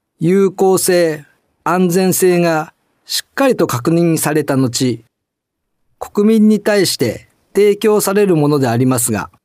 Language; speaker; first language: Japanese; native; Japanese